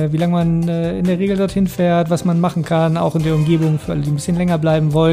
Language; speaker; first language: German; native; German